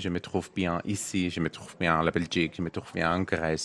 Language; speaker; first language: French; non-native, learner; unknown